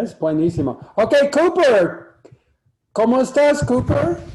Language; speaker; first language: Spanish; non-native, fluent; English